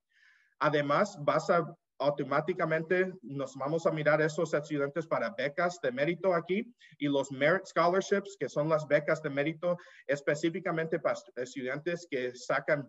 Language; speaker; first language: Spanish; early bilingual, heritage; Spanish